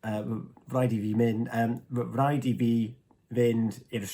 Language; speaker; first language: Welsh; non-native, learner; English